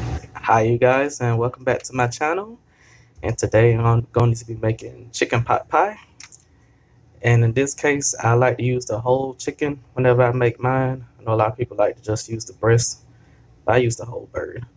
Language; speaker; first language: English; native; English